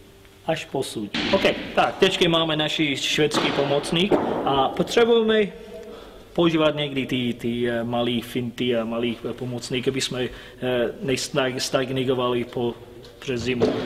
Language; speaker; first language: Czech; non-native, learner; English